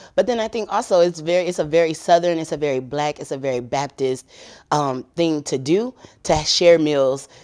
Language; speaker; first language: English; native; English